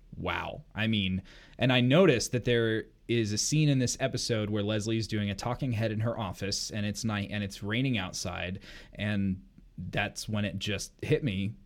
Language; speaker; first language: English; native; English